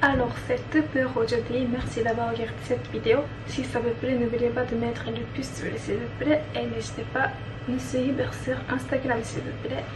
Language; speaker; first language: French; non-native, learner; Japanese